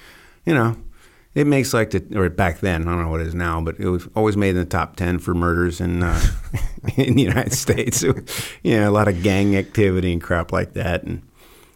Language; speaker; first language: English; native; English